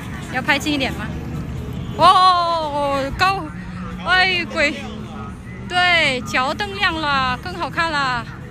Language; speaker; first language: Chinese; non-native, fluent; Vietnamese